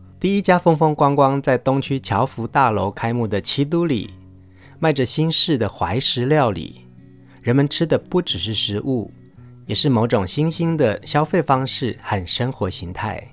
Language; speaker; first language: Chinese; native; Chinese